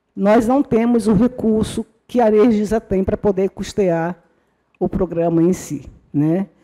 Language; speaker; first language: Portuguese; native; Portuguese